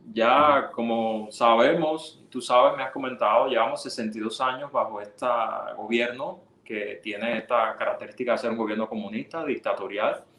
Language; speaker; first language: Spanish; native; Spanish